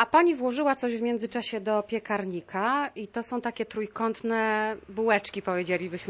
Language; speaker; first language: Polish; native; Polish